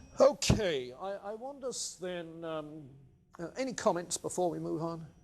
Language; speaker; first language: English; native; English